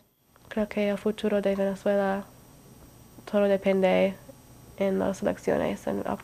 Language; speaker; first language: Spanish; non-native, fluent; English